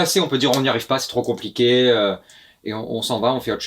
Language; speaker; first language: French; native; French